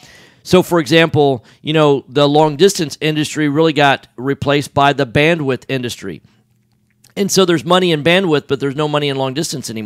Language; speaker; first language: English; native; English